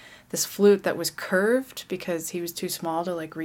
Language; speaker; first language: English; native; English